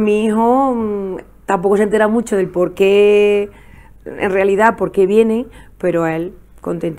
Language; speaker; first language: Spanish; native; Spanish